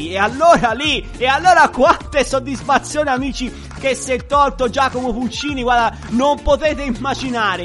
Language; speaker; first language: Italian; native; Italian